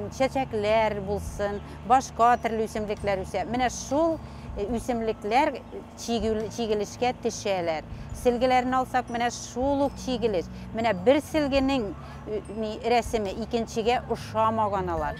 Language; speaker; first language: Tatar; native; Tatar